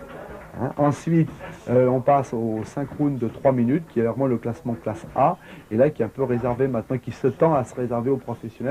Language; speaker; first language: French; native; French